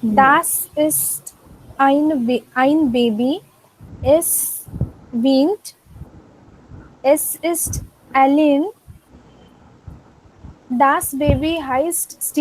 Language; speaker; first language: German; non-native, learner; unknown